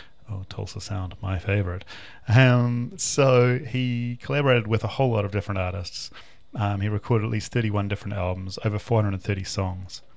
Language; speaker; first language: English; native; English